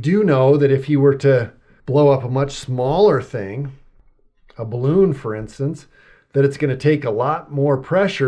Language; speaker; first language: English; native; English